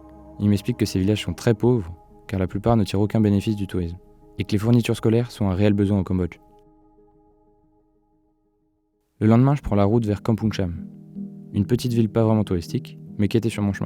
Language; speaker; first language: French; native; French